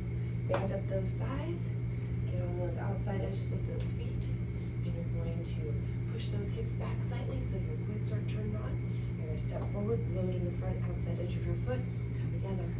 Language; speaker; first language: English; native; English